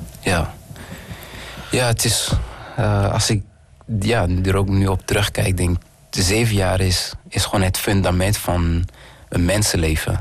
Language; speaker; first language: Dutch; early bilingual, other home language; Kinyarwanda